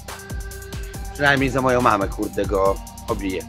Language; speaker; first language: Polish; native; Polish